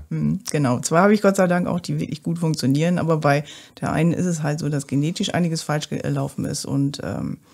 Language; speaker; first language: German; native; German